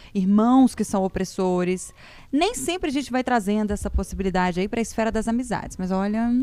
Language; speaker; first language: Portuguese; native; Portuguese